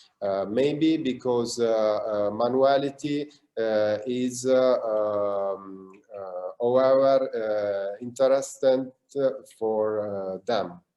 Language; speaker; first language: English; non-native, learner; Italian